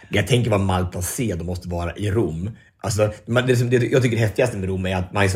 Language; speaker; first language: Swedish; native; Swedish